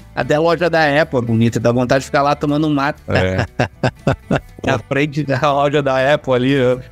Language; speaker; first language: Portuguese; native; Portuguese